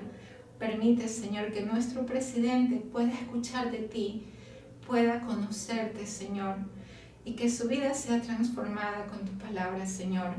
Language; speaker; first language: Spanish; native; Spanish